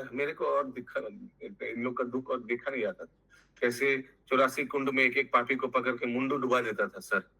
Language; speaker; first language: Hindi; non-native, local second language; Bangla